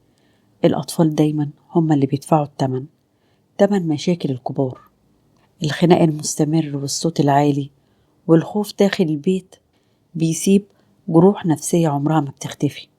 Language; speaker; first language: Arabic; native; Arabic